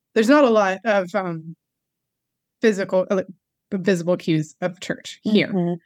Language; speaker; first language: English; native; English